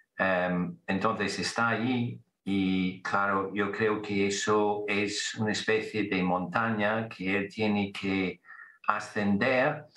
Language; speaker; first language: Spanish; non-native, fluent; English